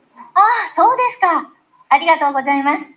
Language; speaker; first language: Japanese; non-native, learner; Vietnamese